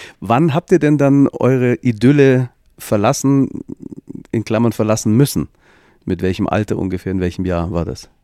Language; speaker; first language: German; native; German